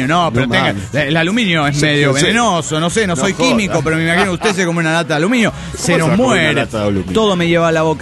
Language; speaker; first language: Spanish; native; Spanish